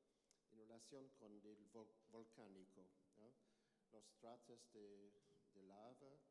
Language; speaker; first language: Spanish; non-native, learner; English